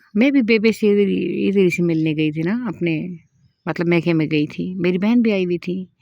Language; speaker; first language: Urdu; non-native, local second language; Pashto